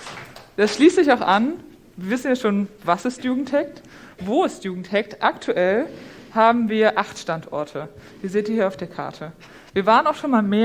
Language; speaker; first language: German; native; German